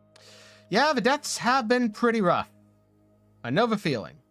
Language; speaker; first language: English; native; English